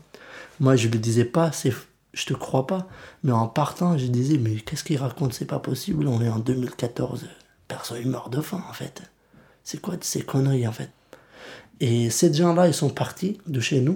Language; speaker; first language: French; early bilingual, other home language; Kurdish